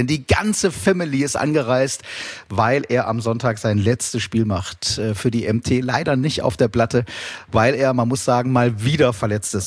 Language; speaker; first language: German; native; German